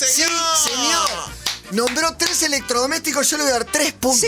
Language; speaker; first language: Spanish; native; Spanish